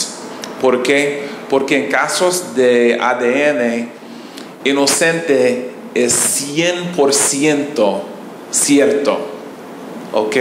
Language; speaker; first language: Spanish; non-native, learner; English